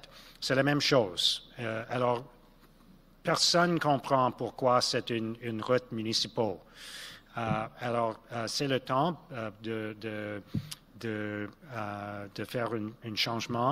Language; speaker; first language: French; non-native, local second language; English